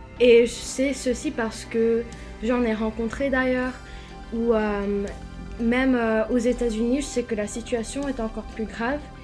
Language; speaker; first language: French; non-native, fluent; English